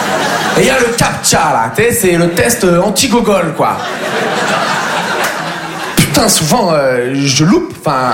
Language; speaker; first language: French; native; French